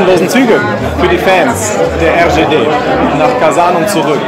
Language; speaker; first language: German; native; German